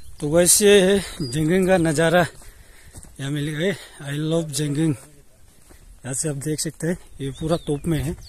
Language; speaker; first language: Hindi; non-native, local second language; Adi